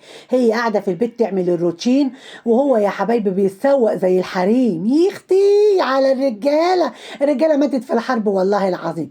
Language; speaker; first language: Arabic; native; Arabic